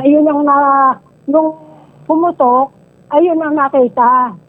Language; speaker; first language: Filipino; native; Filipino